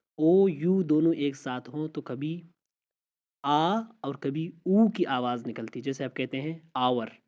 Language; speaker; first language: Urdu; non-native, local second language; Baluchi